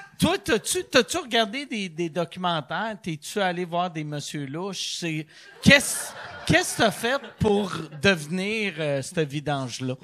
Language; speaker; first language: French; native; French